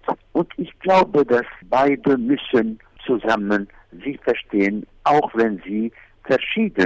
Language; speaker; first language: German; non-native, fluent; Arabic